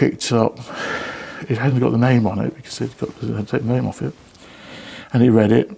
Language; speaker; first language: English; native; English